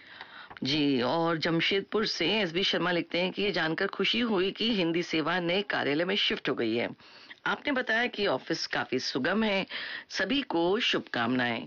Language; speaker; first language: Hindi; native; Hindi